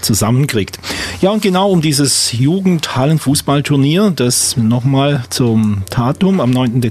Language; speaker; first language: German; native; German